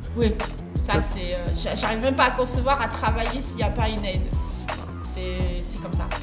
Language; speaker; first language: French; early bilingual, other home language; Portuguese